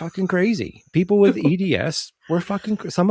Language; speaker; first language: English; native; English